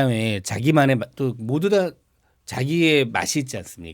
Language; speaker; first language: Korean; native; Korean